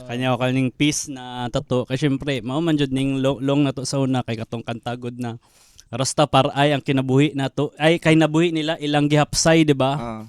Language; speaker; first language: Cebuano; non-native, local second language; Hiligaynon